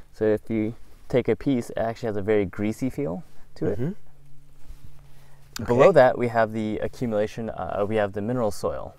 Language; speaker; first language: English; native; English